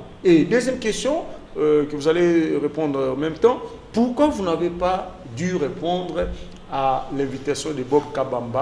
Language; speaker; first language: French; non-native, local second language; Lingala